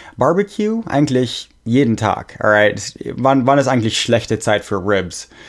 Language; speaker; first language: German; non-native, fluent; English